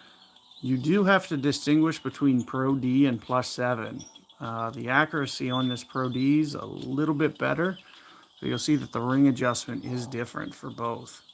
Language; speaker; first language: English; native; English